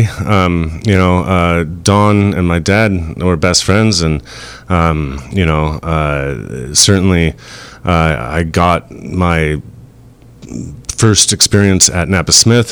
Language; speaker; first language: English; native; English